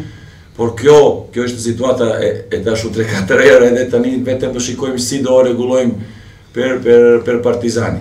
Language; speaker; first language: Albanian; non-native, fluent; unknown